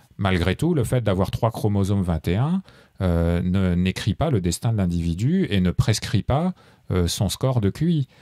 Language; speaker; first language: French; native; French